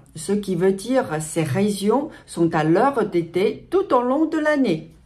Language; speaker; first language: French; non-native, fluent; Chinese